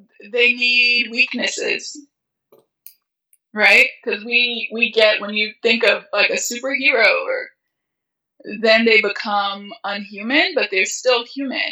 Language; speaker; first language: English; native; English